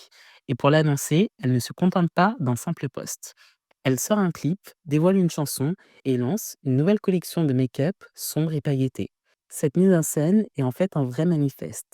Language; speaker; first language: French; native; French